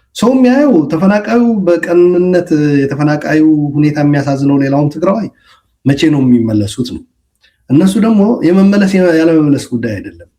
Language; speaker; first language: Amharic; non-native, local second language; Tigrinya